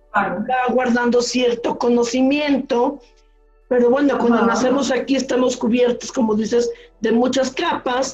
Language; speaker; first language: Spanish; native; Spanish